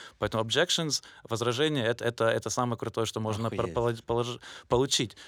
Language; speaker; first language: Russian; native; Russian